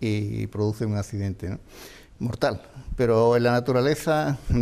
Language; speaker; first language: Spanish; native; Spanish